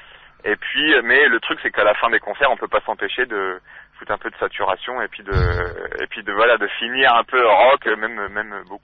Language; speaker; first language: French; native; French